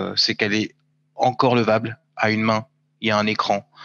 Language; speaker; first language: French; native; French